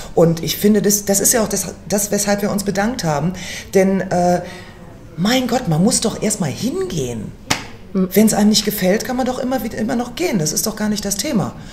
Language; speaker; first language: German; native; German